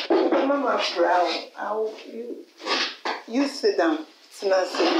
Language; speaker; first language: English; non-native, local second language; Akan